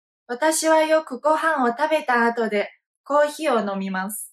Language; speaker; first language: Japanese; non-native, fluent; Chinese